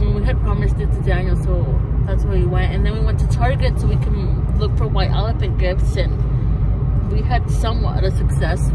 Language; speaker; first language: English; early bilingual, other home language; Spanish